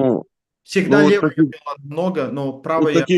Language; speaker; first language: Russian; non-native, learner; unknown